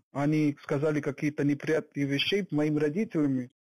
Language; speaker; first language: Russian; non-native, fluent; Hindi